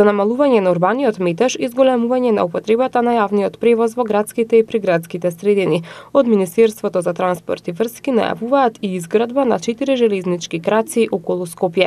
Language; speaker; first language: Macedonian; native; Macedonian